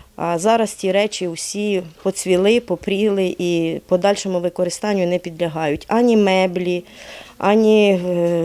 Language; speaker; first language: Ukrainian; native; Ukrainian